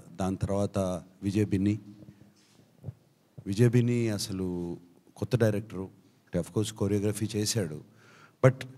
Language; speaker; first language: Telugu; native; Telugu